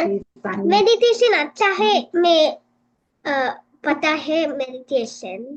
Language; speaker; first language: Hindi; non-native, learner; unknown